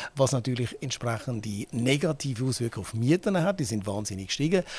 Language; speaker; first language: German; native; German